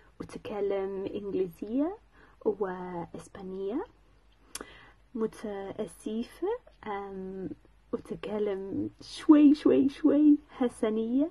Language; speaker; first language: Arabic; non-native, learner; English